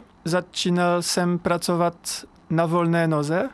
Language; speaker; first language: Czech; non-native, learner; French